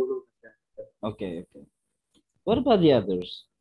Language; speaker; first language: English; non-native, fluent; Indonesian